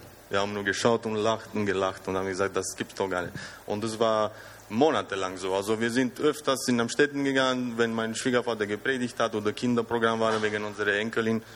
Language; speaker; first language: German; non-native, fluent; Romanian